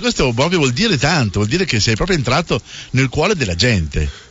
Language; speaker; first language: Italian; native; Italian